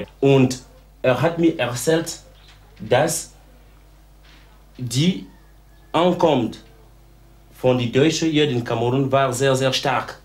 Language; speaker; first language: German; non-native, learner; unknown